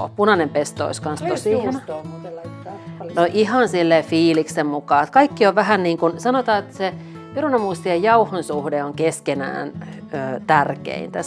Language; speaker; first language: Finnish; native; Finnish